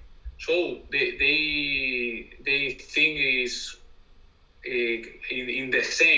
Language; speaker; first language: English; non-native, learner; Spanish